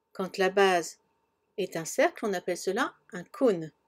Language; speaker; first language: French; native; French